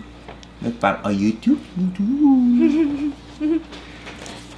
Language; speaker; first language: Vietnamese; non-native, learner; Korean